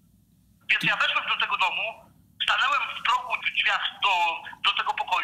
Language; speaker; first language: Polish; native; Polish